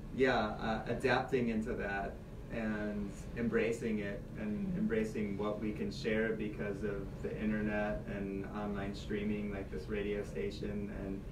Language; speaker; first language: English; native; English